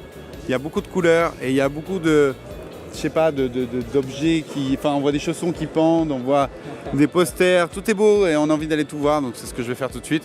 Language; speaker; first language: French; native; French